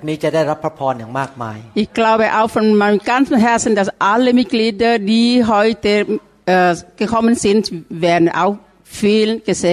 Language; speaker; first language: German; non-native, fluent; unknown